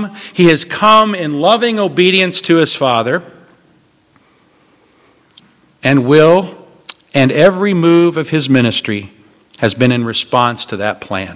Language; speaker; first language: English; native; English